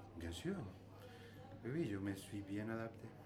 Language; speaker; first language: French; non-native, learner; Spanish